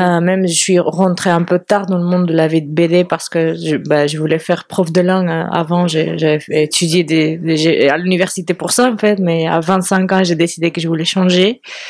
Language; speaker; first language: French; non-native, fluent; Spanish